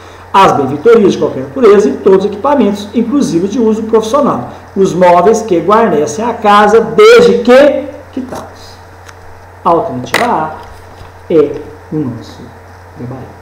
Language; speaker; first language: Portuguese; native; Portuguese